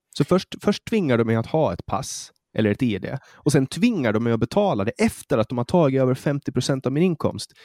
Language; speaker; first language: Swedish; native; Swedish